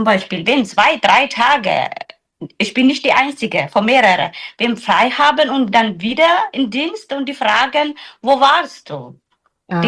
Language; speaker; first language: German; non-native, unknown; Tigrinya